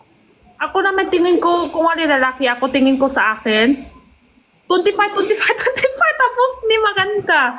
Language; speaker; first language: Filipino; non-native, local second language; Cebuano